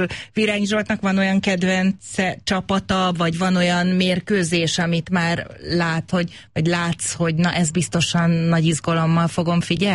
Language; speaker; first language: Hungarian; native; Hungarian